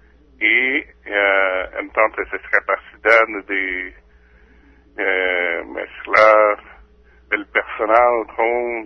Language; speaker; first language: Spanish; non-native, fluent; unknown